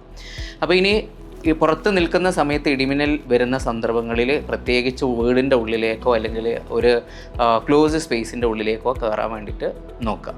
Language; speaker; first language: Malayalam; native; Malayalam